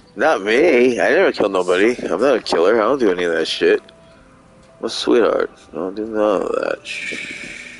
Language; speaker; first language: English; native; English